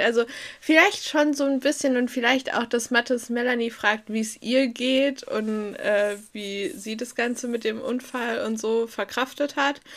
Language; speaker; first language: German; native; German